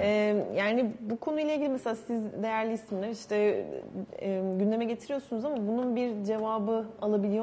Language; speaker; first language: Turkish; native; Turkish